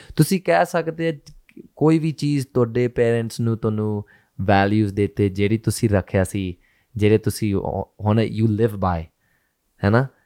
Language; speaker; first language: Punjabi; early bilingual, heritage; Punjabi